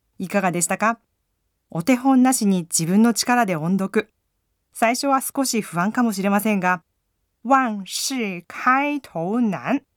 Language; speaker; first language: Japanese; native; Japanese